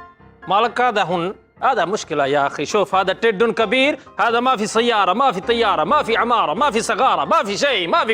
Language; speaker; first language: Arabic; non-native, learner; Punjabi